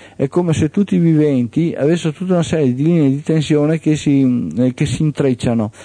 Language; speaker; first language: Italian; native; Italian